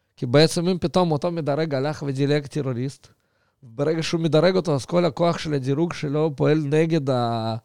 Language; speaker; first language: Hebrew; early bilingual, other home language; Russian